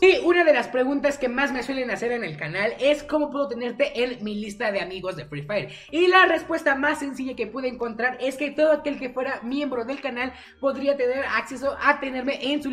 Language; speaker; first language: Spanish; native; Spanish